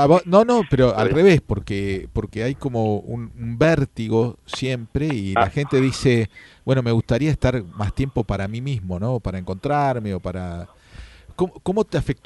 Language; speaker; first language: Spanish; native; Spanish